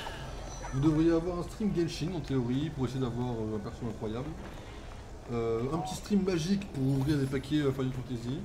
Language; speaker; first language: French; native; French